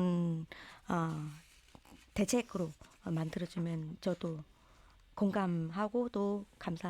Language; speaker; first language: Korean; non-native, learner; Vietnamese